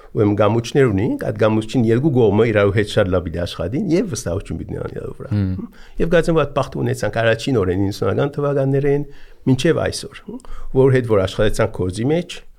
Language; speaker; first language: Armenian; early bilingual, heritage; Armenian